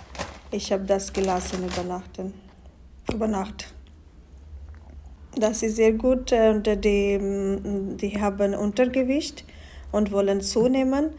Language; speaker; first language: German; non-native, learner; Hindi